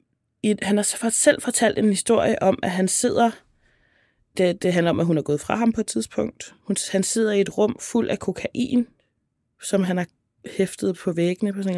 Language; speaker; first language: Danish; native; Danish